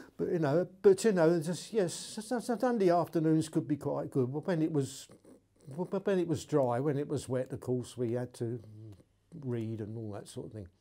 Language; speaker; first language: English; native; English